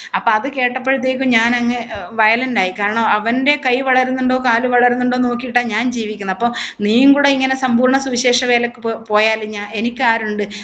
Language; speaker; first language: Malayalam; native; Malayalam